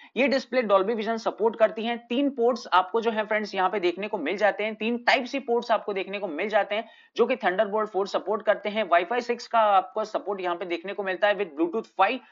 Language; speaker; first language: Hindi; native; Hindi